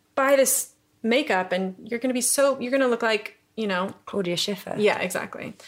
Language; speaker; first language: English; native; English